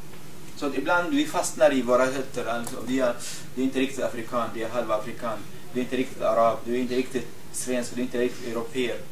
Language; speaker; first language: Swedish; non-native, fluent; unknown